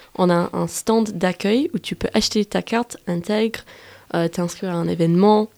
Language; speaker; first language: French; non-native, fluent; English